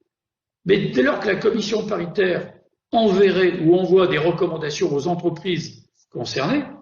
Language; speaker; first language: French; native; French